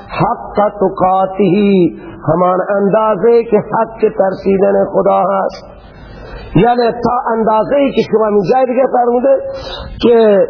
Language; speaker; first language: Persian; native; Persian